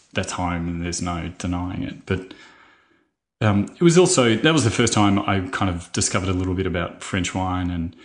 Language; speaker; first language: English; native; English